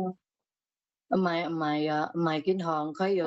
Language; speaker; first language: Chinese; non-native, learner; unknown